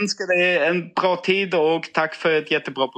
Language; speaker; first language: Swedish; non-native, fluent; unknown